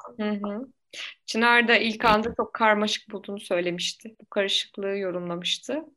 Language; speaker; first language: Turkish; native; Turkish